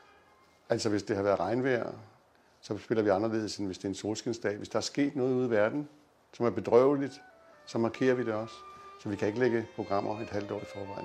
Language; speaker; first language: Danish; native; Danish